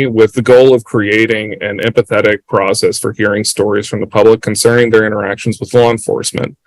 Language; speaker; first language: English; native; English